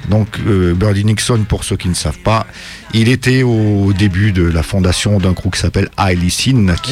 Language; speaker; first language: French; native; French